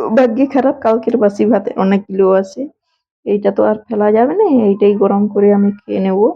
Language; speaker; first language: Bangla; non-native, local second language; Santali